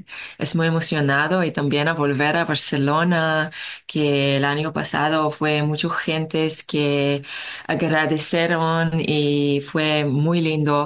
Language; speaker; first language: Spanish; non-native, learner; Hebrew